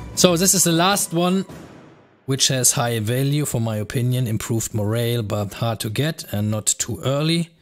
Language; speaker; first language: English; non-native, fluent; German